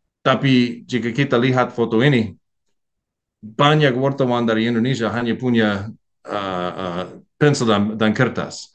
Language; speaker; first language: Indonesian; non-native, learner; English